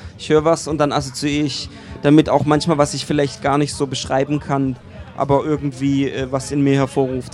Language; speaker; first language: German; native; German